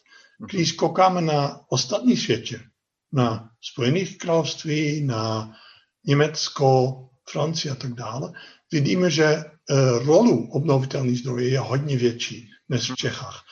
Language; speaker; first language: Czech; non-native, fluent; Dutch